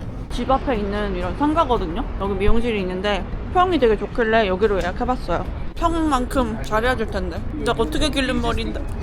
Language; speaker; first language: Korean; early bilingual, heritage; Korean